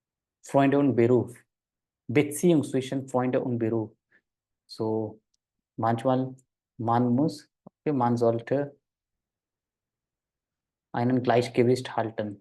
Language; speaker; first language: German; non-native, fluent; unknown